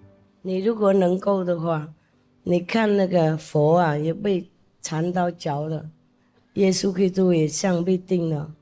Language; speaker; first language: Chinese; non-native, fluent; Vietnamese